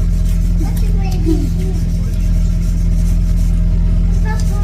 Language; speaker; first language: French; early bilingual, other home language; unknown